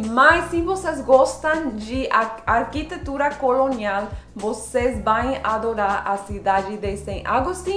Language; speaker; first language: Portuguese; non-native, fluent; Spanish